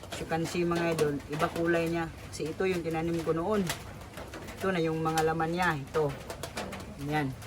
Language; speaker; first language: Filipino; non-native, local second language; Cebuano